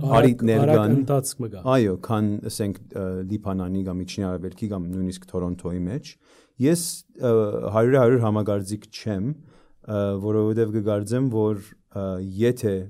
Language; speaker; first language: Armenian; early bilingual, heritage; Armenian